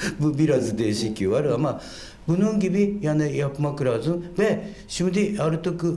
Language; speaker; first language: Turkish; non-native, fluent; Japanese